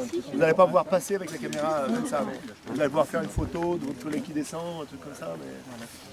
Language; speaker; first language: French; native; French